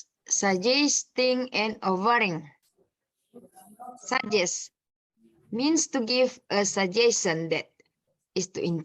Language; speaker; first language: English; non-native, learner; Indonesian